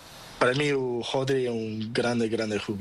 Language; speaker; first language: Spanish; non-native, learner; Portuguese